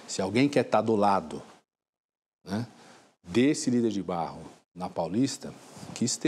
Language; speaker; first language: Portuguese; native; Portuguese